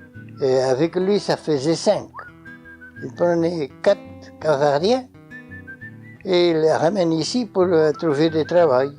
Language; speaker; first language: French; non-native, learner; Portuguese